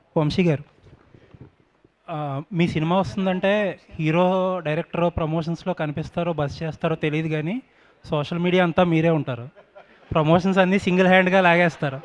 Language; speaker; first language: Telugu; native; Telugu